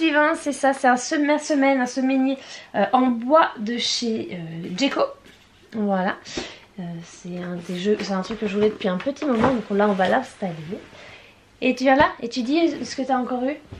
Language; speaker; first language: French; native; French